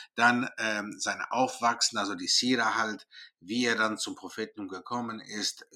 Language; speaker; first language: German; early bilingual, other home language; Greek